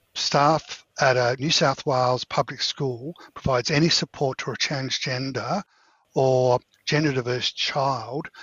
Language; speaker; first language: English; native; English